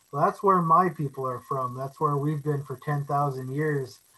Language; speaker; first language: English; native; English